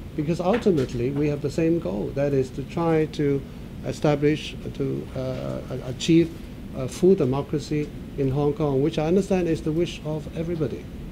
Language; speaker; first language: English; non-native, local second language; Cantonese